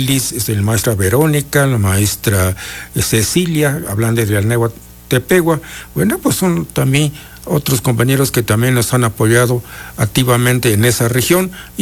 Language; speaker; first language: Spanish; non-native, local second language; Mixtepec Mixtec